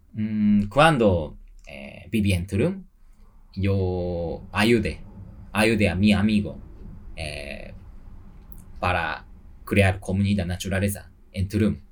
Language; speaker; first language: Spanish; non-native, learner; Japanese